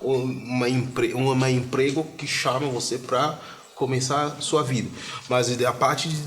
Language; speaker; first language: Portuguese; non-native, fluent; Haitian Creole